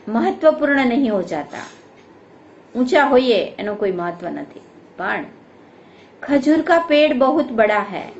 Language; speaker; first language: Hindi; non-native, local second language; Gujarati